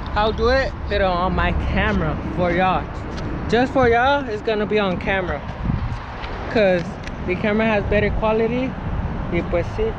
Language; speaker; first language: English; early bilingual, other home language; Spanish